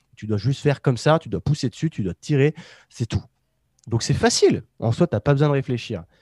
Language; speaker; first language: French; native; French